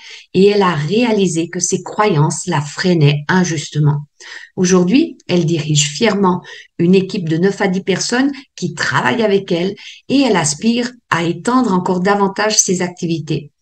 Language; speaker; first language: French; native; French